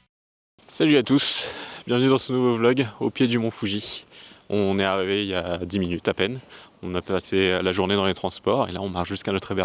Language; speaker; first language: French; native; French